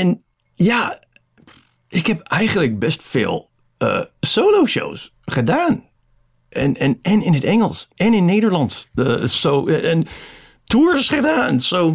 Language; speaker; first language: Dutch; non-native, fluent; English